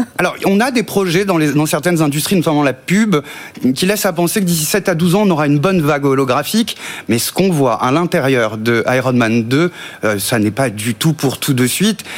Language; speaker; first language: French; native; French